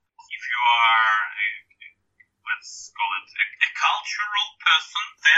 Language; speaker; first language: English; non-native, fluent; Russian